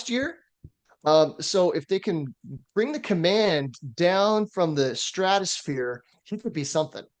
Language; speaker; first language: English; native; English